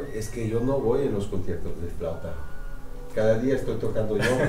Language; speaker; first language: Spanish; non-native, fluent; French